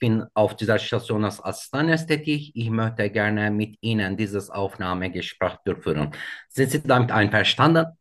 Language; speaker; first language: German; non-native, learner; Turkish